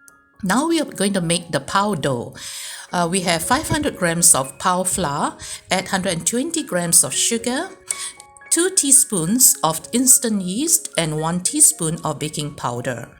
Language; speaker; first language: English; native; English